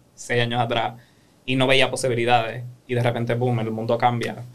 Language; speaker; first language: Spanish; native; Spanish